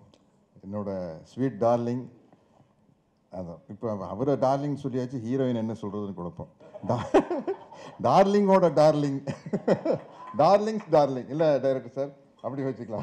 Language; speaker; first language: Tamil; native; Tamil